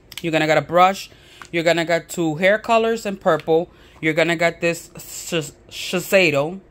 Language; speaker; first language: English; native; English